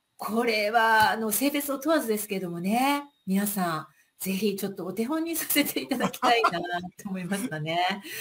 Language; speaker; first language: Japanese; native; Japanese